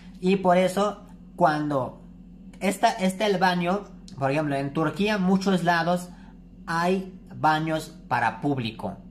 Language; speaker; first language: Spanish; non-native, learner; Turkish